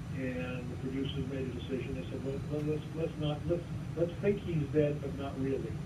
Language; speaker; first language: English; native; English